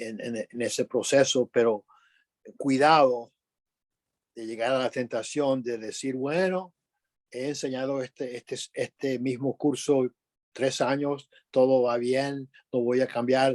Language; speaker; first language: Spanish; early bilingual, other home language; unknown